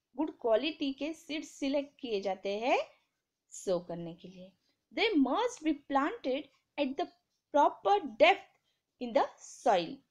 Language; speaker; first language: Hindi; non-native, local second language; Marathi